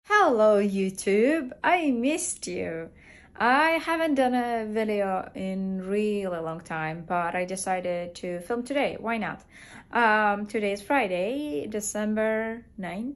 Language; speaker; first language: English; non-native, fluent; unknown